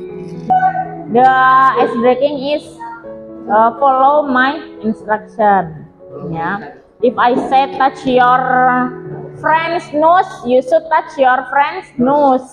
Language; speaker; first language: English; non-native, learner; Indonesian